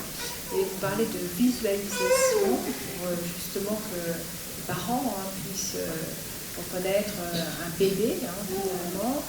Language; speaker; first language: French; native; French